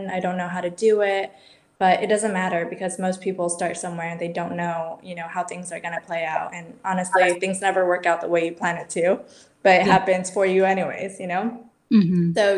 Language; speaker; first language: English; native; English